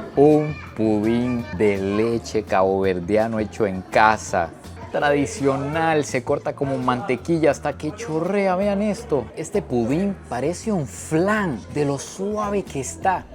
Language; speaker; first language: Spanish; native; Spanish